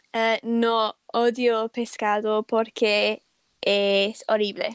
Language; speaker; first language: Spanish; non-native, learner; English